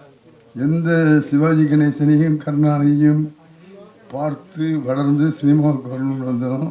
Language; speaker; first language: Tamil; native; Tamil